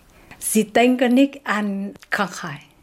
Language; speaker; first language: German; non-native, learner; Vietnamese